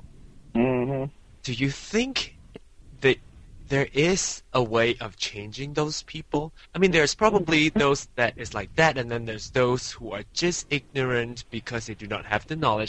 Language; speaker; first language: English; non-native, local second language; Min Nan Chinese